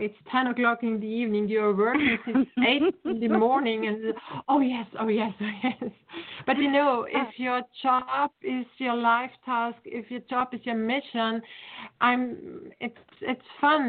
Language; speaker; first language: English; non-native, fluent; German